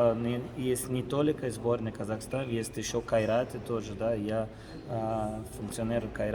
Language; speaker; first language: Russian; non-native, fluent; Portuguese